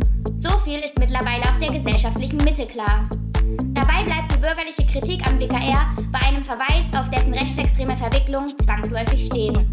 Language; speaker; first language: German; native; German